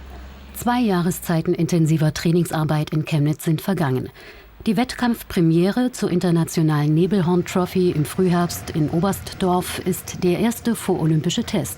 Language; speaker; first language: German; native; German